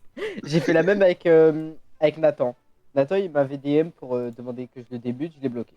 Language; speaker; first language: French; native; French